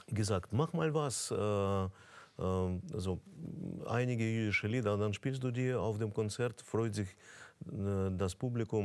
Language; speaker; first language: German; non-native, fluent; Russian